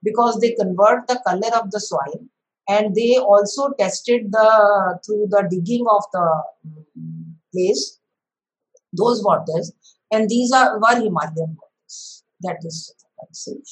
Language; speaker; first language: English; non-native, local second language; Hindi